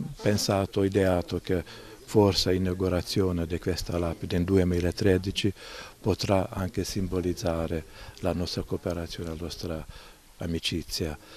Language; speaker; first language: Italian; non-native, fluent; Hungarian